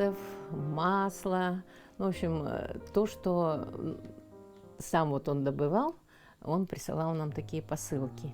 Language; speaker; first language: Russian; non-native, local second language; Yakut